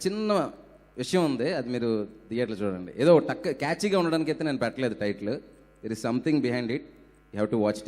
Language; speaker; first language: Telugu; native; Telugu